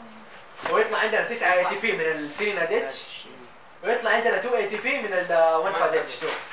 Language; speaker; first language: Arabic; native; Arabic